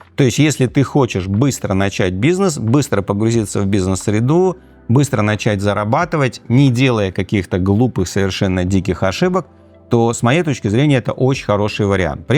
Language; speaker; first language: Russian; native; Russian